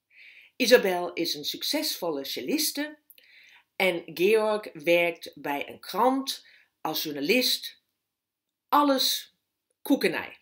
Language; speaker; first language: Dutch; non-native, fluent; German